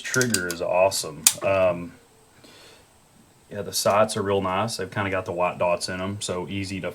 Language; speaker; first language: English; native; English